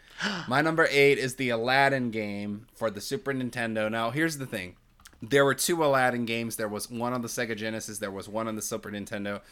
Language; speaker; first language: English; non-native, fluent; Portuguese